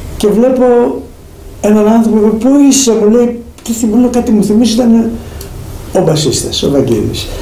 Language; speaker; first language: Greek; early bilingual, heritage; Greek